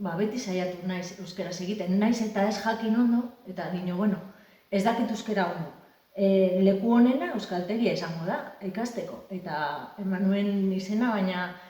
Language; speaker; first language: Basque; non-native, local second language; Spanish